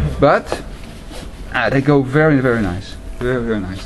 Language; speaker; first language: English; non-native, fluent; Dutch